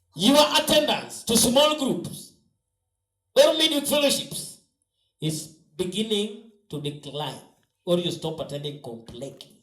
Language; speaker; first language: English; non-native, local second language; Swahili